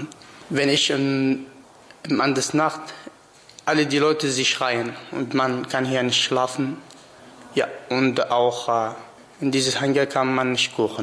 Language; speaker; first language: German; non-native, learner; Arabic